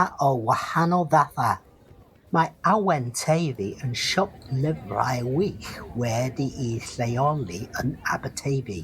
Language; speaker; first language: Welsh; non-native, learner; English